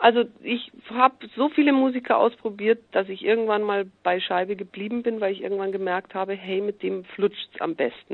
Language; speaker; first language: German; native; German